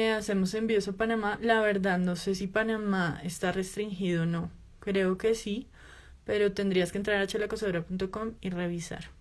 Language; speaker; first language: Spanish; native; Spanish